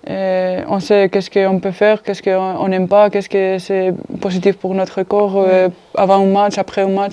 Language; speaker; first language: French; non-native, fluent; Spanish